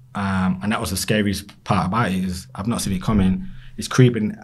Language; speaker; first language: English; native; English